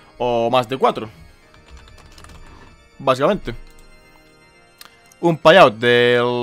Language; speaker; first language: Spanish; native; Spanish